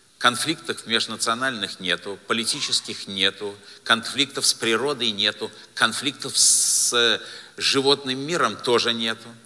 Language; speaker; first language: Russian; native; Russian